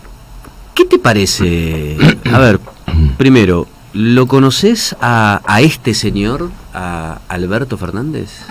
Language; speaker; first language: Spanish; native; Spanish